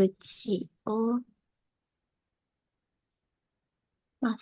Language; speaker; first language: Japanese; non-native, learner; Indonesian